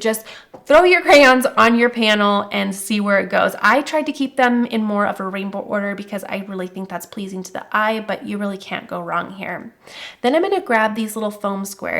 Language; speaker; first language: English; native; English